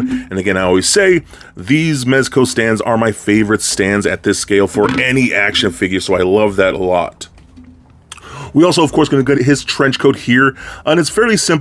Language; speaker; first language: English; native; English